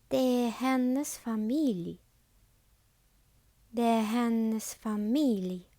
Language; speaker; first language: Swedish; non-native, fluent; Ukrainian